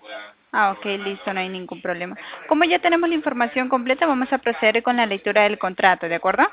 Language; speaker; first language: Spanish; native; Spanish